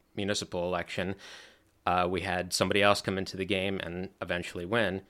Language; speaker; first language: English; native; English